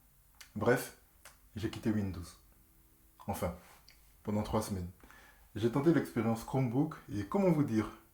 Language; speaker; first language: French; native; French